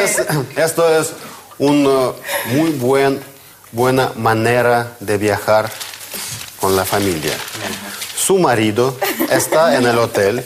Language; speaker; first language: Spanish; non-native, fluent; Russian